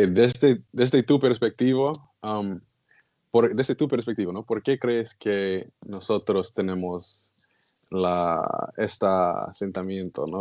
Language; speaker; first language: Spanish; non-native, learner; English